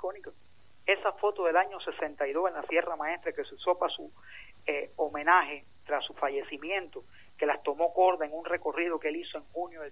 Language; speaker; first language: Spanish; native; Spanish